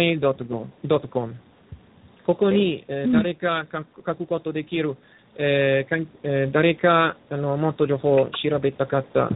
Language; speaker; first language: Japanese; non-native, learner; Italian